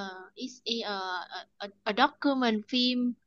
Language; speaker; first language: English; non-native, learner; Vietnamese